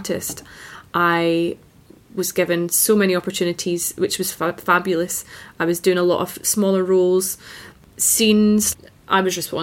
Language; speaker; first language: English; native; English